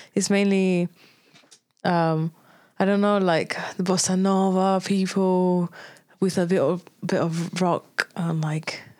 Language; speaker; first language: English; non-native, fluent; Spanish